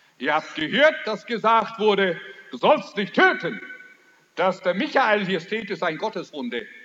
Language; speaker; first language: German; early bilingual, heritage; German